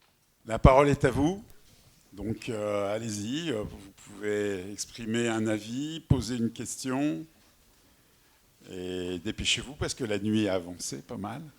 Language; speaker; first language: French; native; French